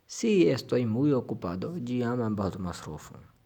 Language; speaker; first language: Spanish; non-native, fluent; Urdu